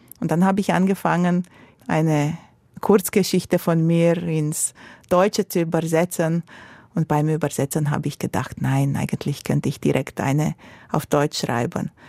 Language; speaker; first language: German; non-native, fluent; Romanian